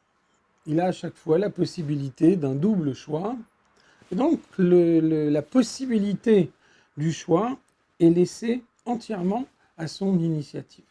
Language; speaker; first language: French; native; French